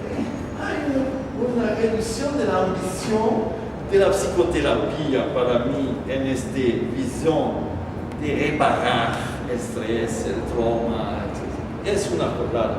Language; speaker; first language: Portuguese; non-native, learner; French